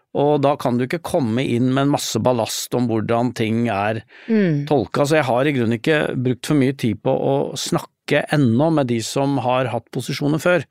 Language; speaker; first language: Norwegian; native; Norwegian